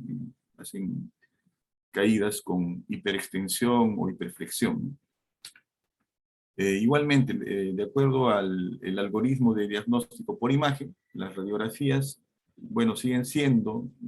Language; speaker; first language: Spanish; native; Spanish